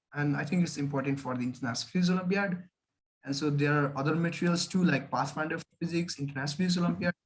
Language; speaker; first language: English; non-native, local second language; Nepali